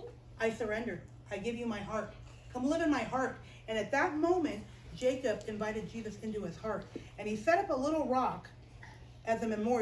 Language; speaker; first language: English; native; English